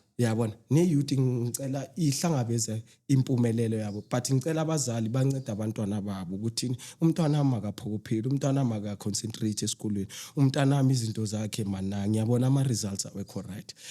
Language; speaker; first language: Zulu; non-native, local second language; Northern Sotho